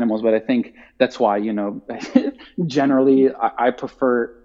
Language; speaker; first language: English; non-native, fluent; Italian